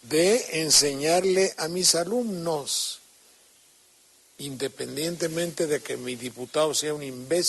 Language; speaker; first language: Spanish; native; Spanish